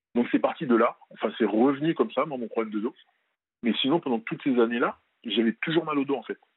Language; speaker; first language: French; native; French